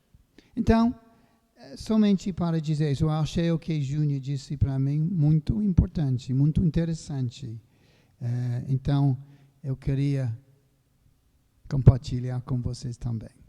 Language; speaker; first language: Portuguese; non-native, fluent; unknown